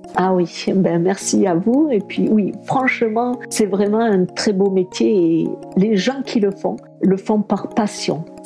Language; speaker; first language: French; early bilingual, other home language; Spanish